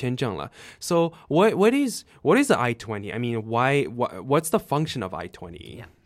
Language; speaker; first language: English; non-native, fluent; Chinese